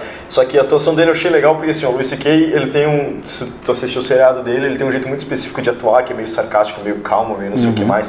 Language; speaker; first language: Portuguese; native; Portuguese